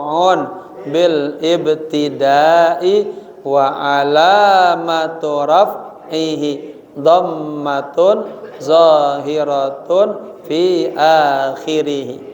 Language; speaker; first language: Arabic; non-native, fluent; Indonesian